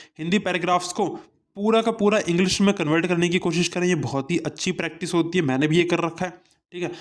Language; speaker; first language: Hindi; native; Hindi